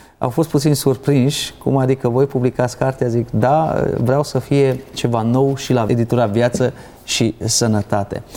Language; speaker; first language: Romanian; non-native, local second language; Hungarian